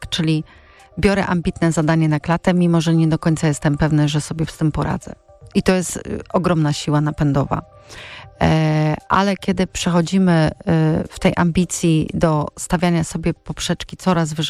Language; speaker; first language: Polish; native; Polish